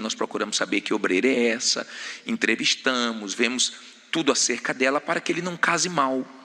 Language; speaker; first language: Portuguese; native; Portuguese